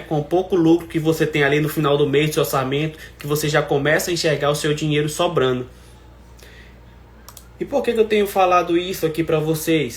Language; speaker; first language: Portuguese; native; Portuguese